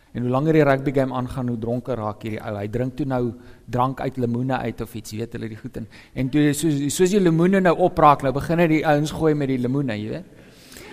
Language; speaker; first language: Afrikaans; non-native, local second language; English